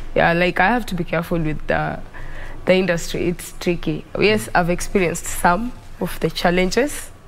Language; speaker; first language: English; non-native, local second language; Luo (Kenya and Tanzania)